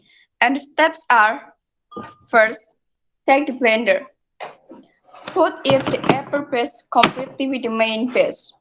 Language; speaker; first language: English; non-native, learner; Indonesian